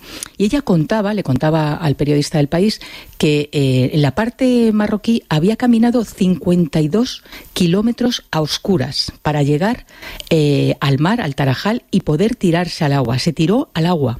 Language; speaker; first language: Spanish; native; Spanish